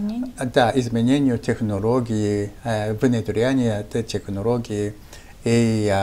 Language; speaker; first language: Russian; non-native, fluent; Japanese